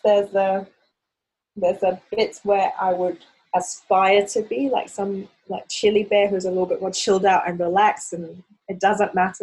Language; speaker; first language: English; non-native, local second language; Cantonese